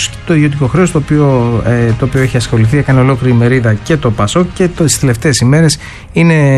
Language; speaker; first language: Greek; native; Greek